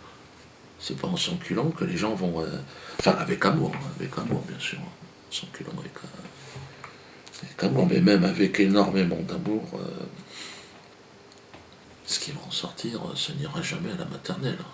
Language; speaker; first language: French; native; French